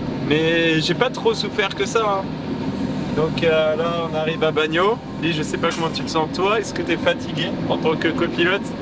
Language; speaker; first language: French; native; French